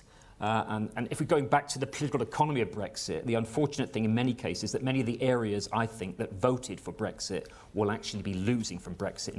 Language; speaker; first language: English; native; English